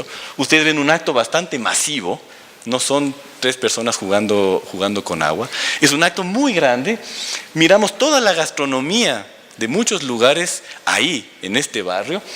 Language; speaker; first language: Spanish; native; Spanish